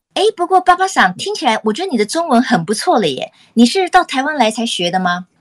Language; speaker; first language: Chinese; native; Chinese